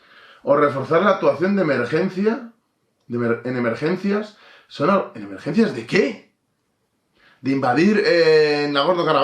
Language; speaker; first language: Spanish; native; Spanish